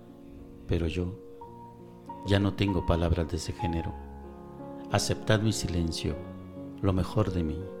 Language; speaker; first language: Spanish; native; Spanish